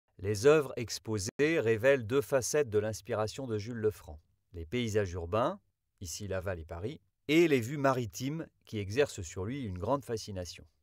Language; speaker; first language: French; native; French